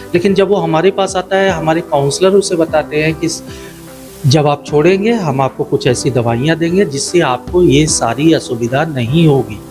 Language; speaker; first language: Hindi; native; Hindi